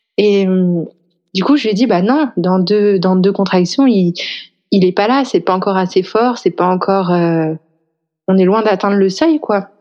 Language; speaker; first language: French; native; French